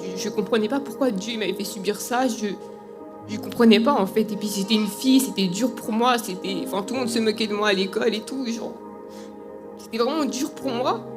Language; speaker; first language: French; early bilingual, other home language; Spanish